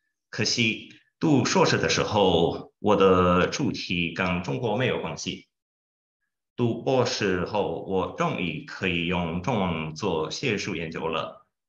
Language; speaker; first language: Chinese; non-native, fluent; Portuguese